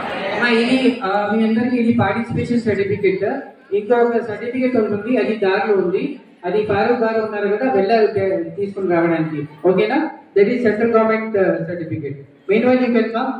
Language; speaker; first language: Telugu; non-native, local second language; Urdu